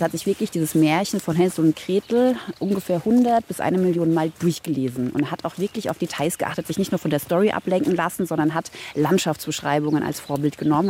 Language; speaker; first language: German; native; German